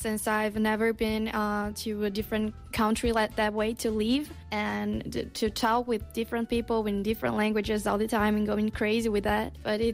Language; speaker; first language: English; non-native, fluent; Portuguese